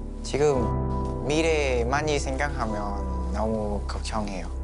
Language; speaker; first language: Korean; non-native, learner; Vietnamese